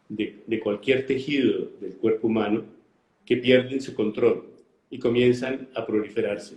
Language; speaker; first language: Spanish; native; Spanish